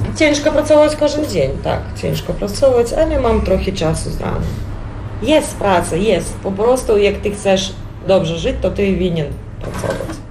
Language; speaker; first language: Polish; non-native, learner; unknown